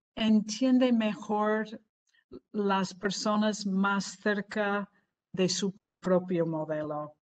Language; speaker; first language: Spanish; non-native, fluent; English